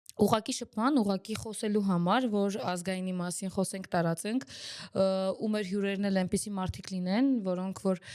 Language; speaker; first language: Armenian; native; Armenian